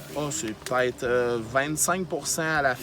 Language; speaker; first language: French; native; French